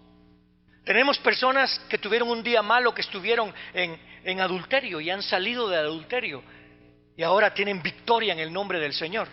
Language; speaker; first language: Spanish; native; Spanish